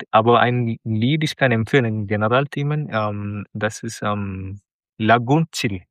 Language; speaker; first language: German; non-native, learner; Malayalam